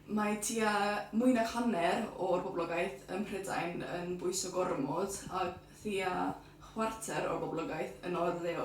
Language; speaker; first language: Welsh; non-native, learner; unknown